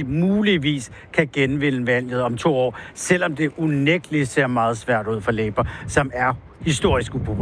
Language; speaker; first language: Danish; native; Danish